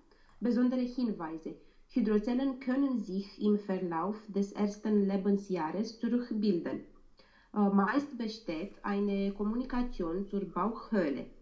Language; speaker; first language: German; non-native, learner; Romanian